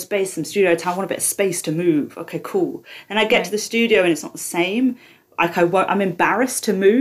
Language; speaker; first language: English; native; English